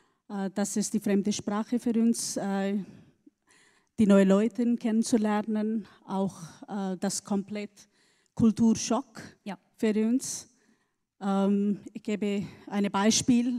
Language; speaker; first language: German; non-native, learner; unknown